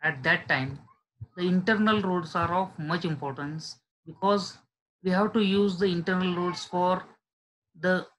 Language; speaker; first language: English; non-native, local second language; Marathi